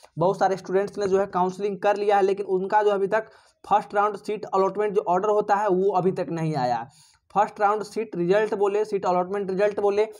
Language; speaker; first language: Hindi; native; Hindi